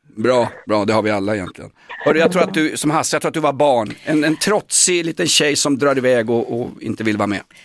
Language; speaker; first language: Swedish; native; Swedish